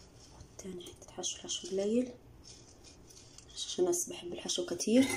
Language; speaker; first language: Arabic; native; Arabic